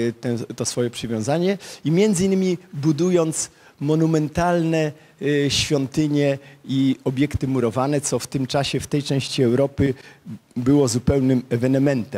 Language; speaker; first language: Polish; native; Polish